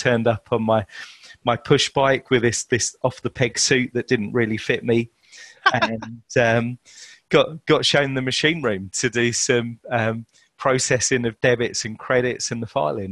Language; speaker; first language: English; native; English